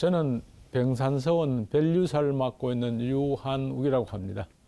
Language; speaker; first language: Korean; native; Korean